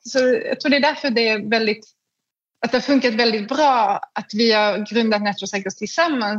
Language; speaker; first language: Swedish; native; Swedish